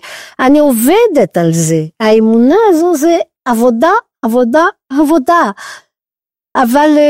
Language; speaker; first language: Hebrew; non-native, fluent; French